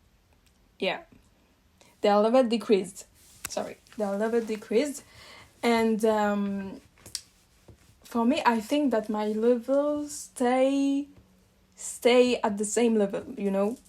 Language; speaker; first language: English; non-native, learner; French